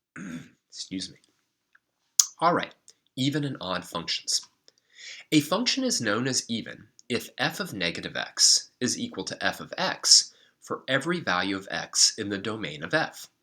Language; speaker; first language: English; native; English